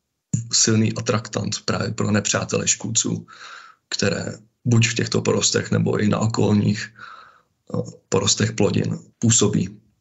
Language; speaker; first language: Czech; native; Czech